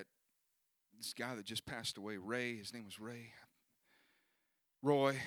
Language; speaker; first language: English; native; English